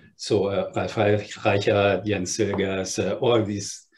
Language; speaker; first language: English; non-native, fluent; German